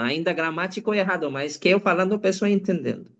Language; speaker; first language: Portuguese; non-native, learner; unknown